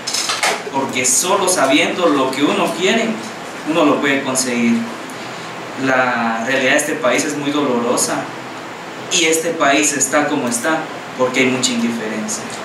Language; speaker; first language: Spanish; native; Spanish